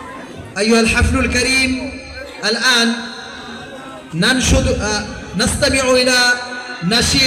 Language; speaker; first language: Arabic; non-native, learner; Bangla